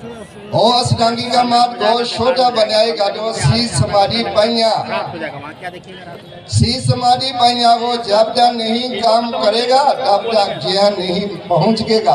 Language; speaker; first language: Hindi; non-native, learner; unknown